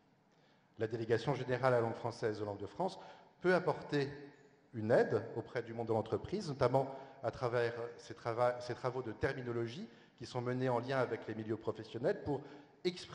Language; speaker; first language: French; native; French